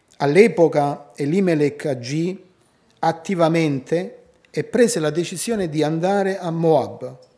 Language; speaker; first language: Italian; native; Italian